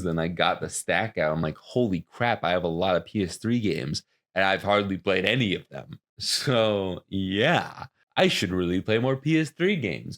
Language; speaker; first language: English; native; English